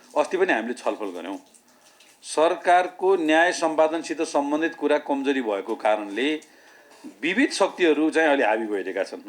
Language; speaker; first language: Nepali; native; Nepali